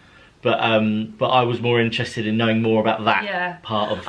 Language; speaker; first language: English; native; English